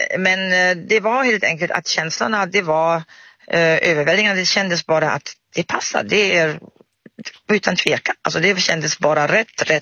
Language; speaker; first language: Swedish; non-native, fluent; German